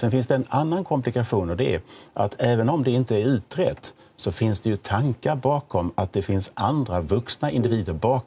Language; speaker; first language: Swedish; native; Swedish